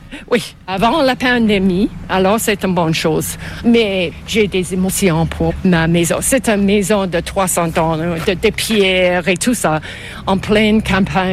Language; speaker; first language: French; non-native, fluent; English